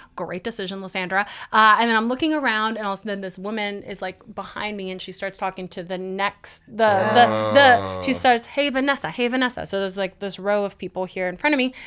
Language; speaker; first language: English; early bilingual, other home language; Spanish